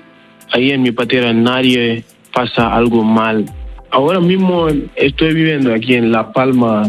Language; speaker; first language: Spanish; non-native, learner; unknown